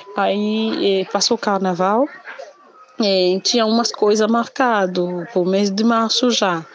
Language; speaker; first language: Portuguese; non-native, fluent; Lingala